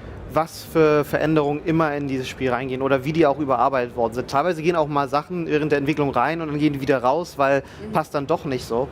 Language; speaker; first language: German; native; German